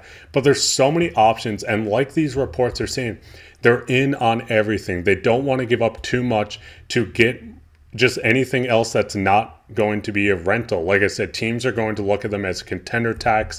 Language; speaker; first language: English; native; English